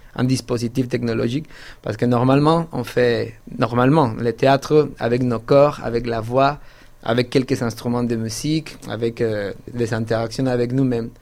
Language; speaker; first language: French; non-native, fluent; Spanish